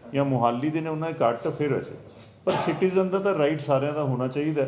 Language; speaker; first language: Hindi; non-native, local second language; Punjabi